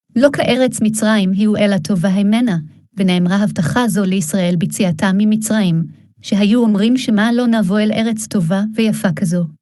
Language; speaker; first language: Hebrew; non-native, fluent; English